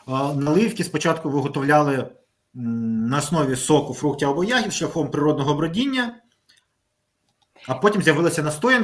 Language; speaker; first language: Ukrainian; native; Ukrainian